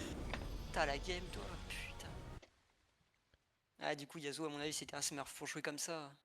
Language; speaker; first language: French; native; French